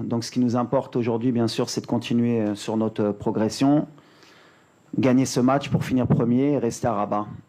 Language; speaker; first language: French; native; French